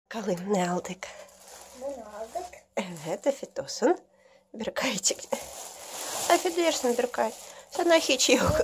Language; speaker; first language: Turkish; non-native, learner; Russian